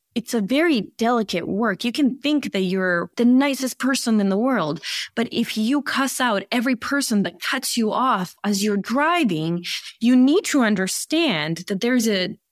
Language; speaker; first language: English; early bilingual, other home language; Bosnian